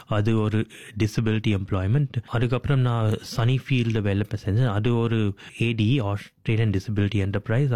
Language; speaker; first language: Tamil; early bilingual, heritage; Tamil